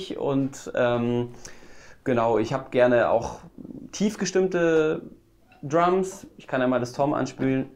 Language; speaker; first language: German; native; German